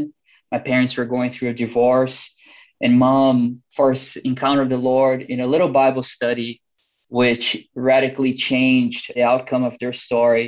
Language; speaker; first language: English; non-native, fluent; Portuguese